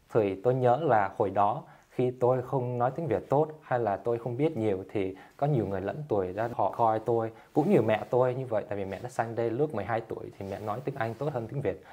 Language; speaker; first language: Vietnamese; early bilingual, heritage; Vietnamese